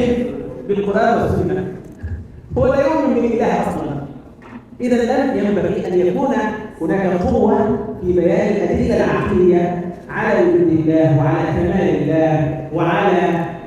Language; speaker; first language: Arabic; native; Arabic